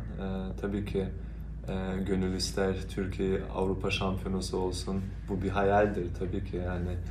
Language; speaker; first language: Turkish; early bilingual, heritage; Turkish